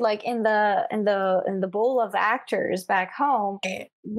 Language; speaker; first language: English; non-native, fluent; Persian